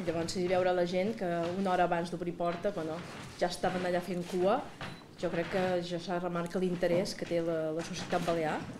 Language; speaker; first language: Catalan; native; Catalan